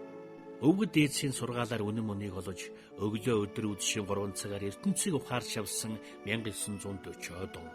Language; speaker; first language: Mongolian; native; Mongolian